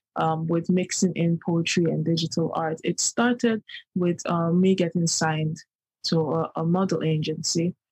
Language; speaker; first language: English; early bilingual, other home language; Yoruba